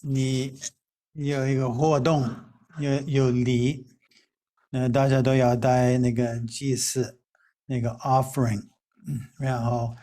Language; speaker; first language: Chinese; non-native, fluent; English